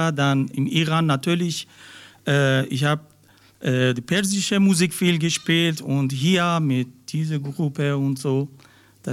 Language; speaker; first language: German; non-native, learner; Persian